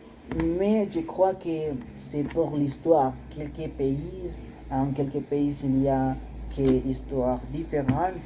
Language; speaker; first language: French; non-native, learner; Spanish